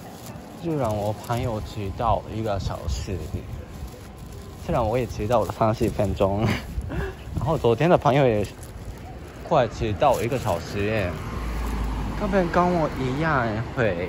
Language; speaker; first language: Chinese; non-native, fluent; Japanese